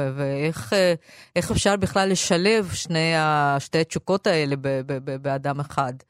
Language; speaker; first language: Hebrew; non-native, fluent; Russian